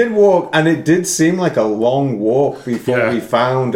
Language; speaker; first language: English; native; English